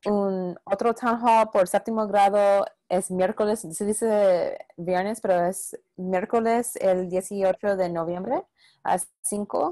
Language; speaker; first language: Spanish; non-native, local second language; English